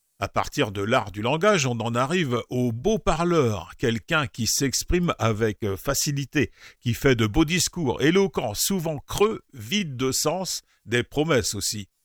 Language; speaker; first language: French; native; French